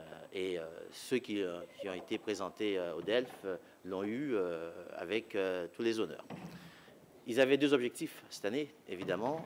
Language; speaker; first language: French; native; French